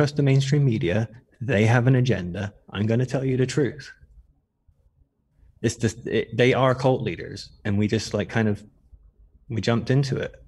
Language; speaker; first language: English; native; English